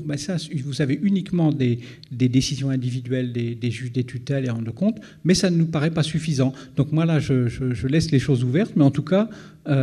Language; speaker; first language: French; native; French